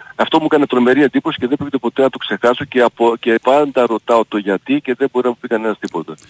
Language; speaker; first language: Greek; native; Greek